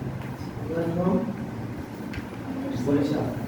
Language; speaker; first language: English; non-native, learner; Bangla